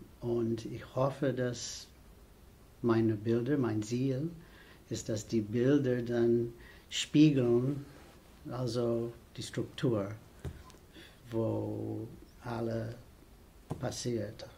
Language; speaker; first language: German; non-native, fluent; English